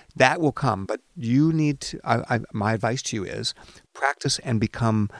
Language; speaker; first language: English; native; English